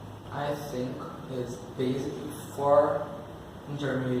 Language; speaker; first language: English; non-native, learner; Portuguese